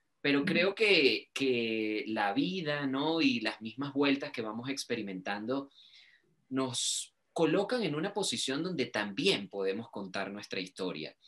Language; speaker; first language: Spanish; native; Spanish